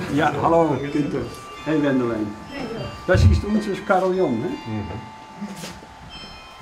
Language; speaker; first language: Dutch; non-native, learner; German